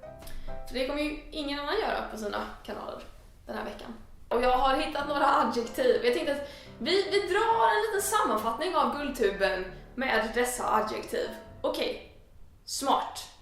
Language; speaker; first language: Swedish; native; Swedish